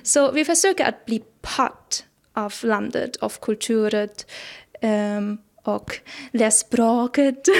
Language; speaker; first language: Swedish; non-native, learner; German